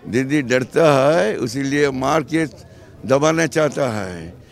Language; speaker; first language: Hindi; non-native, local second language; Bangla